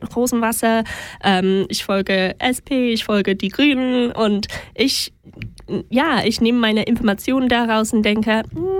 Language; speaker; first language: German; non-native, fluent; English